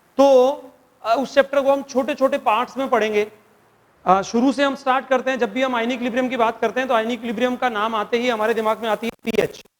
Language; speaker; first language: Hindi; native; Hindi